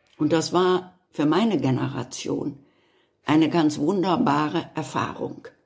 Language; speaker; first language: German; native; German